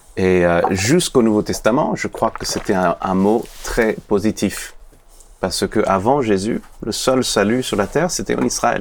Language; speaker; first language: French; non-native, fluent; Hebrew